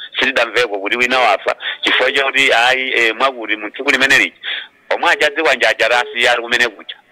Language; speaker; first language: Nyanja; non-native, local second language; Tumbuka